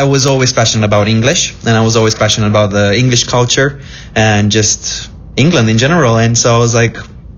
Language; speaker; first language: English; non-native, fluent; Romanian